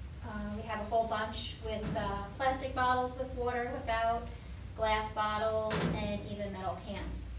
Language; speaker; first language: English; native; English